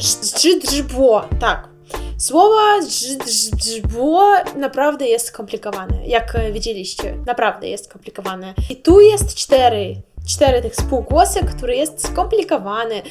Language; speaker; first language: Polish; non-native, learner; Russian